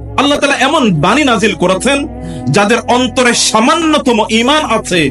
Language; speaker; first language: Bangla; native; Bangla